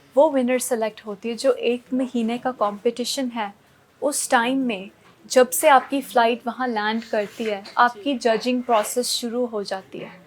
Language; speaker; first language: Hindi; non-native, local second language; Punjabi